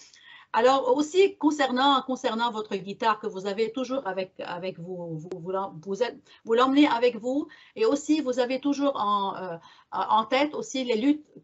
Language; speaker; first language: French; non-native, local second language; Arabic